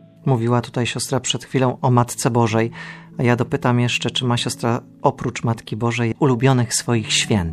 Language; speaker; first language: Polish; native; Polish